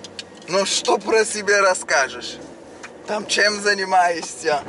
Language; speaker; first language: Russian; non-native, learner; Turkish